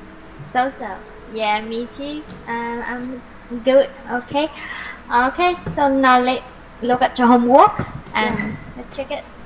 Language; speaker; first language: English; non-native, fluent; Vietnamese